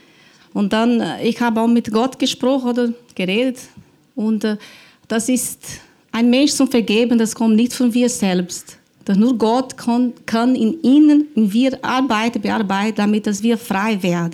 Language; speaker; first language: German; non-native, learner; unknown